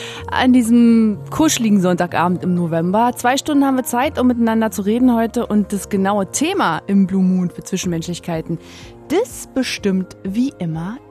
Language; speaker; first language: German; native; German